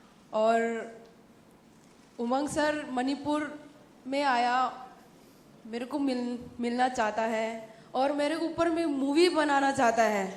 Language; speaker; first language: Hindi; non-native, local second language; Manipuri